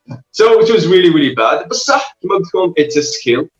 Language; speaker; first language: English; non-native, fluent; Arabic